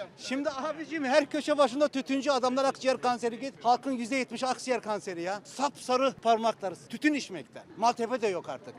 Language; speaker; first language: Turkish; early bilingual, heritage; Turkish